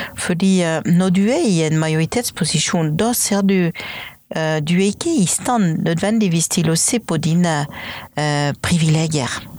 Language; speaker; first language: Norwegian; non-native, fluent; French